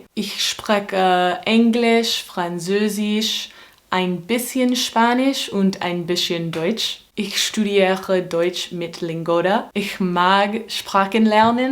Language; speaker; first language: German; non-native, learner; English